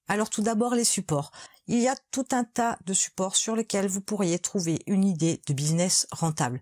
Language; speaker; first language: French; native; French